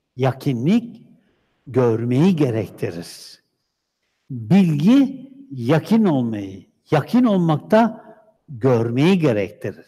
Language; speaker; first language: Turkish; native; Turkish